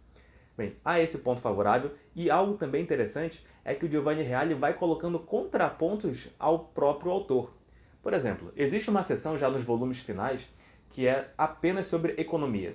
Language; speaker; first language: Portuguese; native; Portuguese